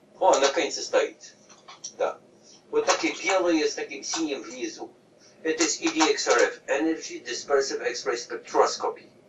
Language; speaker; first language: Russian; native; Russian